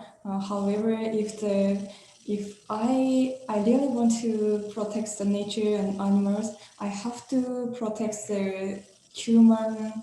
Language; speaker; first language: English; non-native, learner; Japanese